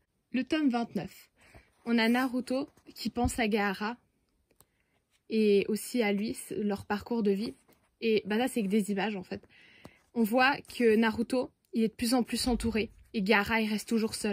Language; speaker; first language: French; native; French